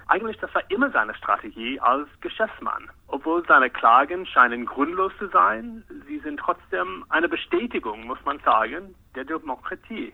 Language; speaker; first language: German; non-native, fluent; English